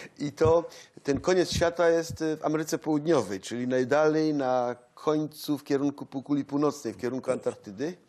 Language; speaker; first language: Polish; native; Polish